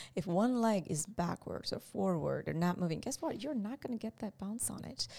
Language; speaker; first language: English; non-native, local second language; Gujarati